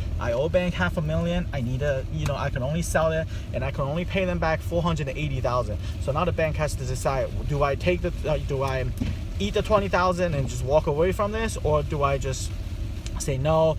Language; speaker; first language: English; non-native, fluent; Chinese